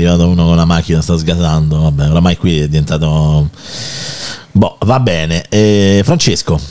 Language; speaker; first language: Italian; native; Italian